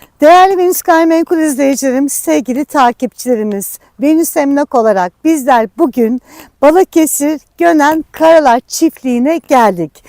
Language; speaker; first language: Turkish; native; Turkish